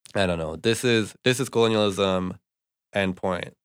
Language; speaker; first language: English; non-native, fluent; French